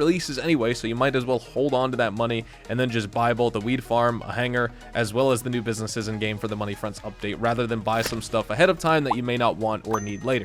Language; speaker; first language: English; native; English